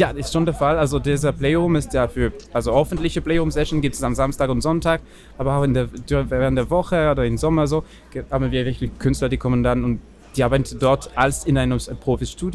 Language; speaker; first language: German; non-native, learner; French